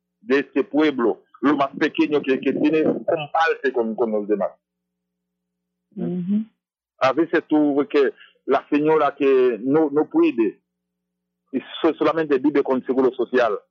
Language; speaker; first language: Spanish; non-native, fluent; Haitian Creole